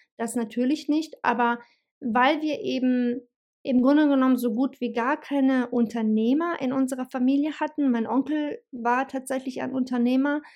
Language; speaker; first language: German; early bilingual, other home language; Bosnian